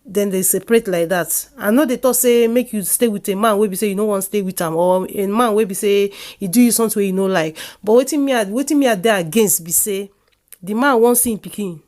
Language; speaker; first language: Nigerian Pidgin; non-native, local second language; Igbo